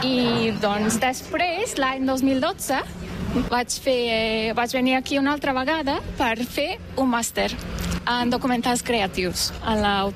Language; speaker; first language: Catalan; non-native, fluent; Turkish